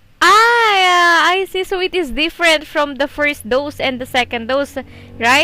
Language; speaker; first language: English; non-native, fluent; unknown